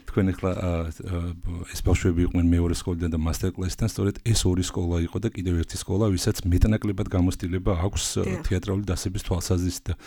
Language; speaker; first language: Georgian; native; Georgian